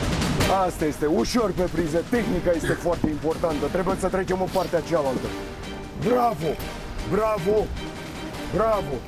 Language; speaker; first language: Romanian; native; Romanian